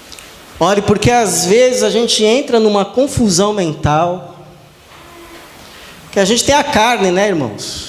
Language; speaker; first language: Portuguese; native; Portuguese